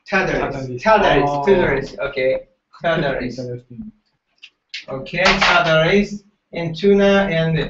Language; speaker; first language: English; non-native, learner; Japanese